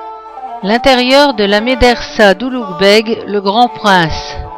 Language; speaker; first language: French; native; French